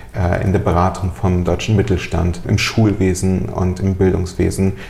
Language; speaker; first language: German; early bilingual, other home language; Russian